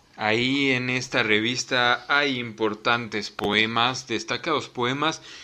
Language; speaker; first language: Spanish; native; Spanish